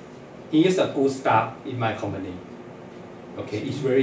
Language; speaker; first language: English; non-native, learner; Thai